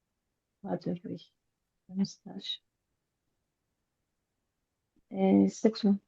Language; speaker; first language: French; non-native, learner; Azerbaijani